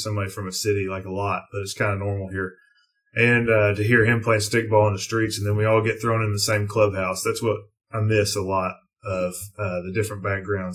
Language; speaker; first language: English; native; English